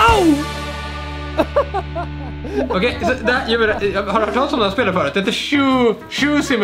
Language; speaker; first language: Swedish; native; Swedish